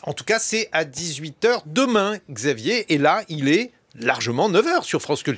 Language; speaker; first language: French; native; French